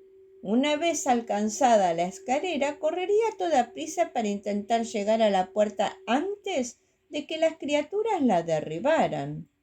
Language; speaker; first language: Spanish; native; Spanish